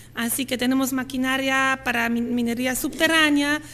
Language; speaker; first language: Spanish; non-native, fluent; Polish